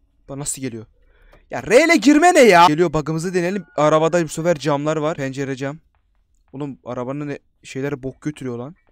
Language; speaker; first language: Turkish; native; Turkish